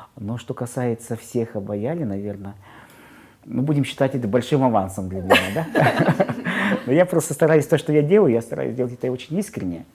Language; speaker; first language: Russian; native; Russian